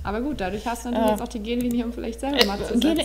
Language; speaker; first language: German; native; German